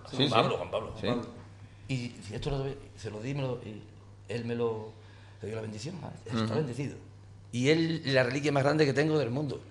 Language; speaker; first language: Spanish; native; Spanish